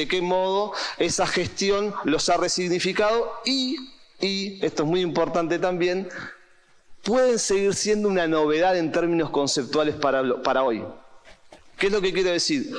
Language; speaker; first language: Spanish; native; Spanish